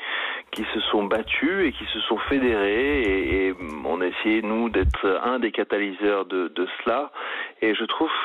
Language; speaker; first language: French; native; French